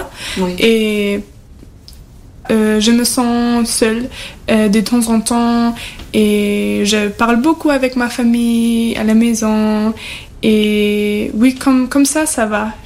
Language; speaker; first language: French; non-native, fluent; German